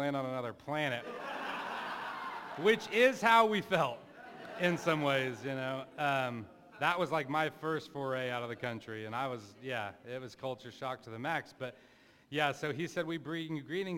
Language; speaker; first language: English; native; English